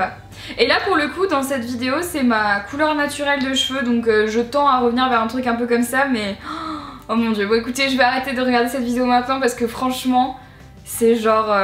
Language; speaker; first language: French; native; French